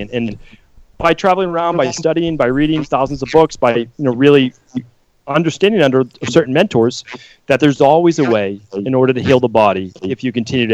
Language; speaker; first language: English; native; English